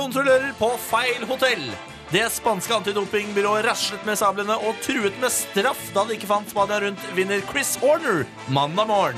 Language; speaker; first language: Norwegian; native; Norwegian